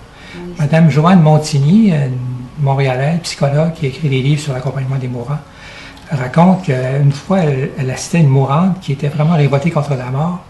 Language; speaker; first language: French; native; French